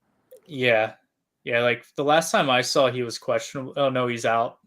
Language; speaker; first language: English; native; English